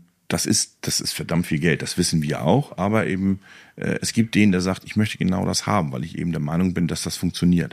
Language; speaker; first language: German; native; German